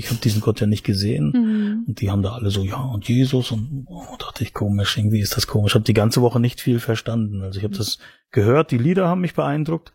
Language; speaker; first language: German; native; German